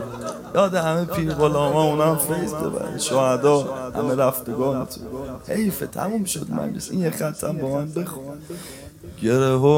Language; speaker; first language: Persian; native; Persian